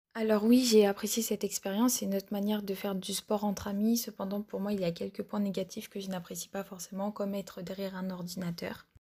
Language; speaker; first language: French; native; French